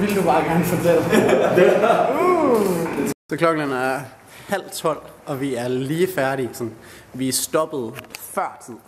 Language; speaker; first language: Danish; native; Danish